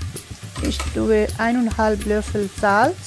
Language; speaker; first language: German; non-native, learner; Tulu